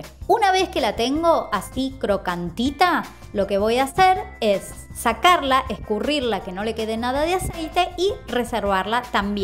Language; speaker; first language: Spanish; native; Spanish